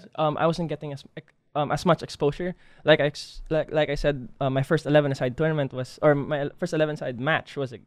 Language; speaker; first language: English; non-native, local second language; Filipino